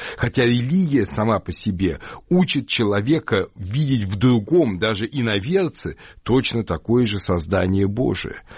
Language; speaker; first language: Russian; native; Russian